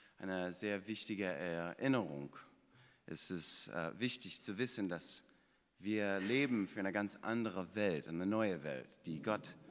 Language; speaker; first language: German; non-native, fluent; English